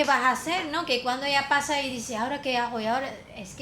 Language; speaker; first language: Spanish; non-native, fluent; Filipino